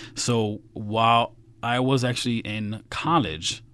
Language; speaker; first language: English; native; English